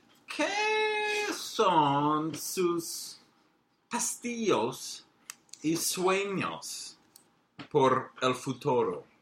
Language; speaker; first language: Spanish; non-native, learner; English